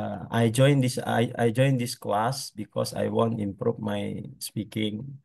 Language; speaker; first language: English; non-native, learner; Indonesian